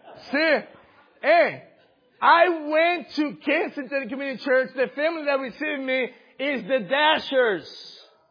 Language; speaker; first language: English; non-native, fluent; Portuguese